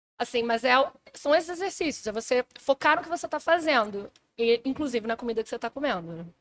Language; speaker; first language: Portuguese; native; Portuguese